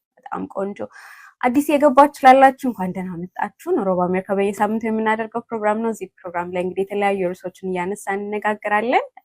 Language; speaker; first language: Amharic; early bilingual, heritage; Amharic